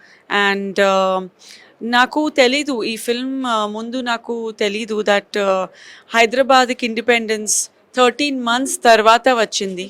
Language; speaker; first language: Telugu; non-native, fluent; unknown